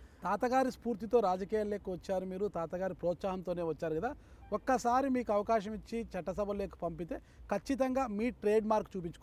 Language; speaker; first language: Telugu; native; Telugu